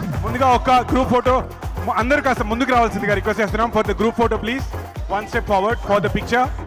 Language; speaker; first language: Telugu; native; Telugu